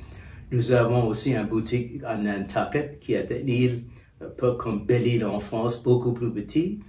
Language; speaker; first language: French; non-native, fluent; English